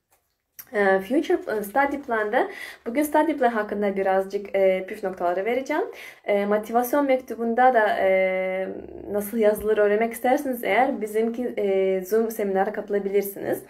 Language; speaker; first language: Turkish; non-native, fluent; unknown